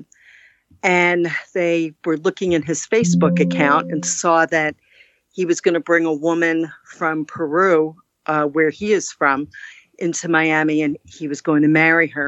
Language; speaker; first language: English; native; English